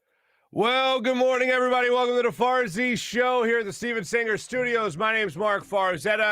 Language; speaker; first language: English; native; English